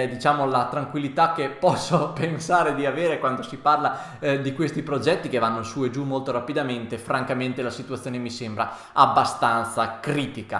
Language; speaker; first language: Italian; native; Italian